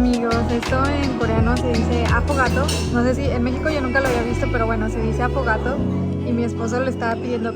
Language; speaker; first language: Spanish; native; Spanish